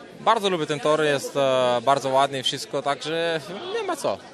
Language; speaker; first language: Polish; non-native, fluent; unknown